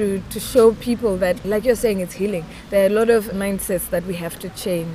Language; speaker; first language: English; non-native, local second language; Shona